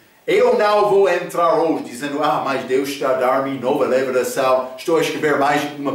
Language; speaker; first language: Portuguese; non-native, fluent; English